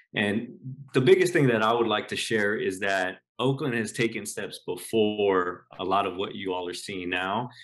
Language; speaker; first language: English; native; English